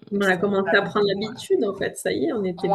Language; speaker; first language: French; native; French